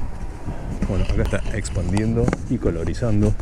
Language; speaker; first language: Spanish; native; Spanish